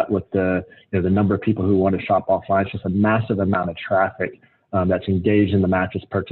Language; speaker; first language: English; native; English